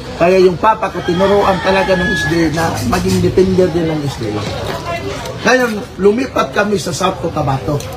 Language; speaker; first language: Filipino; non-native, local second language; Cebuano